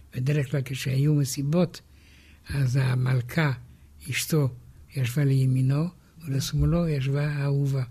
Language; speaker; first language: Hebrew; non-native, fluent; Romanian